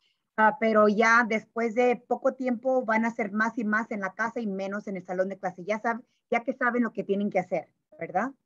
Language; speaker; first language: Spanish; early bilingual, heritage; Spanish